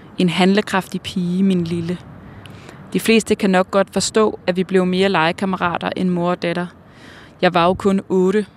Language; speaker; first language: Danish; native; Danish